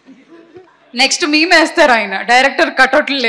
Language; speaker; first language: Telugu; native; Telugu